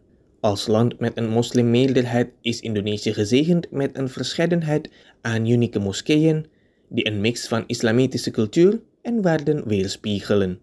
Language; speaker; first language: Dutch; non-native, fluent; Indonesian